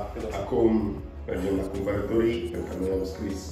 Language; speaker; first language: Romanian; non-native, learner; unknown